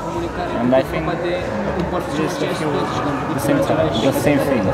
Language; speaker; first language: English; non-native, learner; Romanian